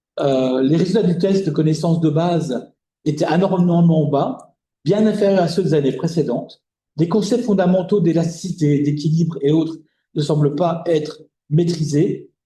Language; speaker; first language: French; native; French